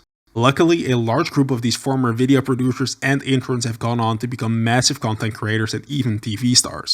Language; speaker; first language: English; native; English